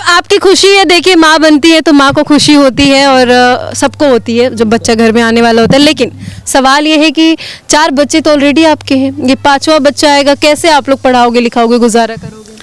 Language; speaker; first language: Hindi; native; Hindi